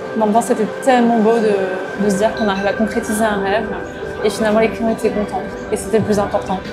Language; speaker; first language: French; native; French